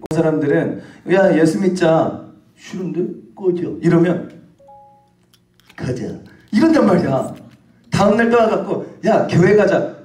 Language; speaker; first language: Korean; native; Korean